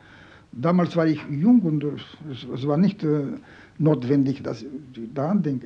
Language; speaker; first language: German; non-native, fluent; French